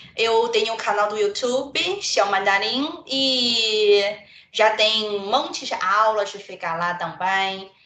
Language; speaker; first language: Portuguese; non-native, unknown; Chinese